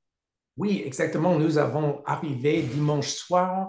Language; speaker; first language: French; non-native, learner; English